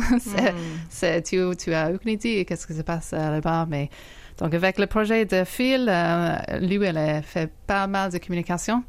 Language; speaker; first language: French; non-native, fluent; English